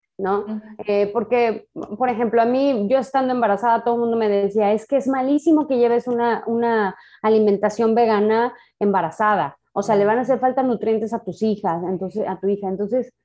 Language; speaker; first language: Spanish; native; Spanish